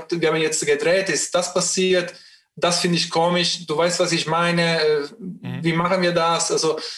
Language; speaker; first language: German; non-native, fluent; Italian